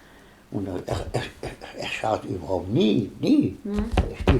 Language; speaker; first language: German; non-native, learner; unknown